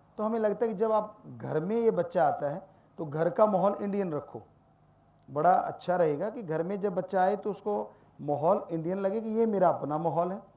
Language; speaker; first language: Hindi; non-native, local second language; Punjabi